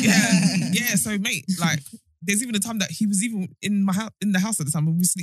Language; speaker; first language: English; native; English